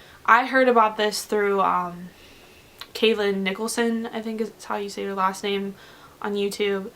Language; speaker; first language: English; native; English